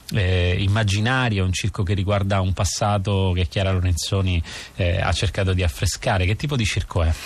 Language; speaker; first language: Italian; native; Italian